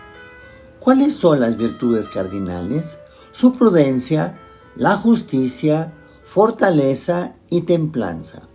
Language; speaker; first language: Spanish; native; Spanish